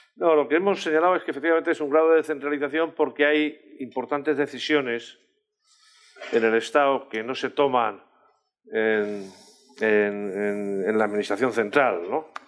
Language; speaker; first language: Spanish; native; Spanish